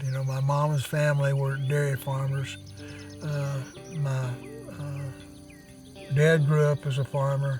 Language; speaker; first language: English; native; English